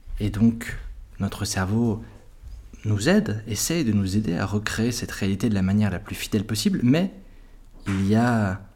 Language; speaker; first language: French; native; French